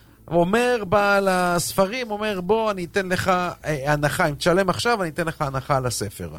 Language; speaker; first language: Hebrew; native; Hebrew